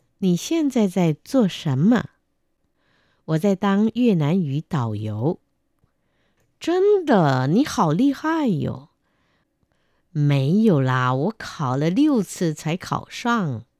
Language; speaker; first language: Chinese; non-native, fluent; Vietnamese